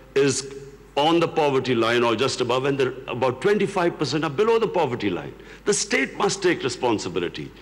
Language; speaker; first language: English; non-native, local second language; Urdu